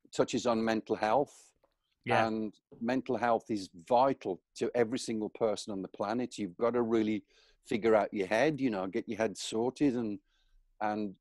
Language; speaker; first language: English; native; English